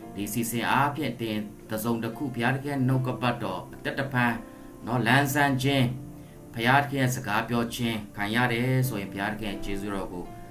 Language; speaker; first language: Burmese; non-native, local second language; Tedim Chin